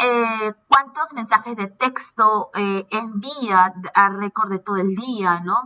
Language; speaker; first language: Spanish; native; Spanish